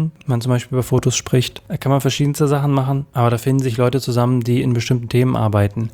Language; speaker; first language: German; native; German